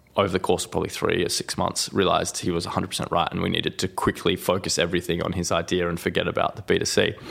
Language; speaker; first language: English; native; English